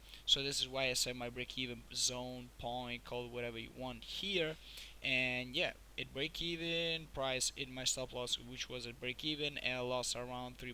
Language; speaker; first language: English; non-native, fluent; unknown